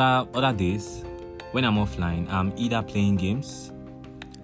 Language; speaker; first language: English; non-native, local second language; Yoruba